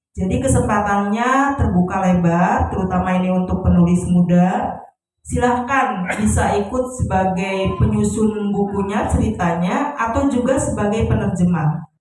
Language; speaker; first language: Indonesian; non-native, local second language; Sundanese